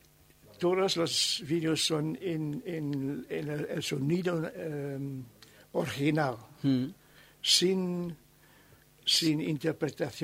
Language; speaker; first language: Spanish; non-native, learner; German